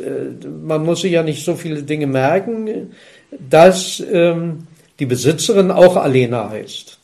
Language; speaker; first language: German; native; German